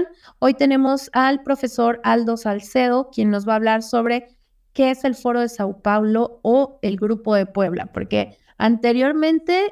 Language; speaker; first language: Spanish; native; Spanish